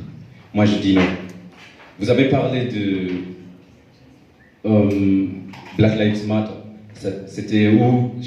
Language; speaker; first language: French; non-native, fluent; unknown